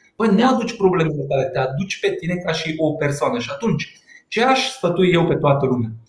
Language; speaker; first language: Romanian; non-native, local second language; Hungarian